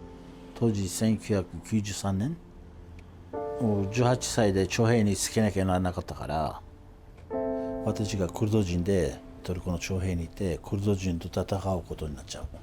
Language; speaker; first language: Japanese; non-native, fluent; Kurdish